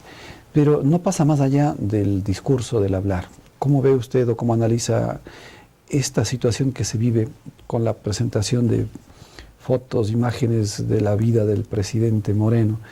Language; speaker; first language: Spanish; native; Spanish